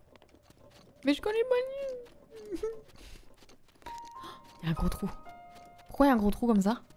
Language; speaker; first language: French; native; French